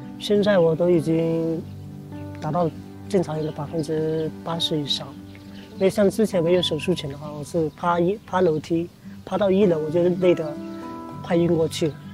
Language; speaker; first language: Chinese; early bilingual, heritage; Chinese